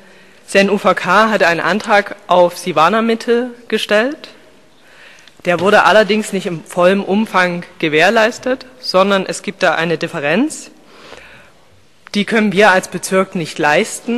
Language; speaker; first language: German; native; German